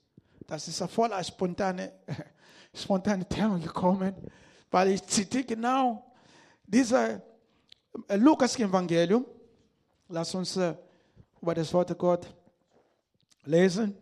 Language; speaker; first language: German; non-native, learner; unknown